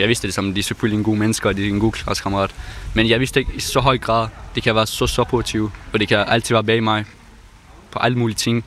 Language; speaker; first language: Danish; non-native, fluent; Persian